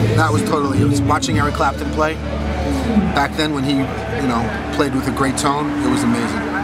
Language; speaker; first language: English; native; English